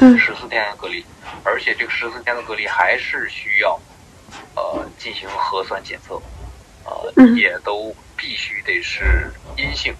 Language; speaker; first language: Chinese; native; Chinese